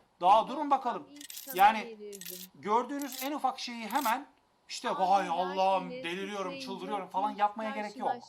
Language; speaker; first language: Turkish; native; Turkish